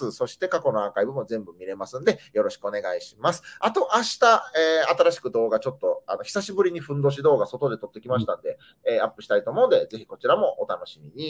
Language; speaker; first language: Japanese; native; Japanese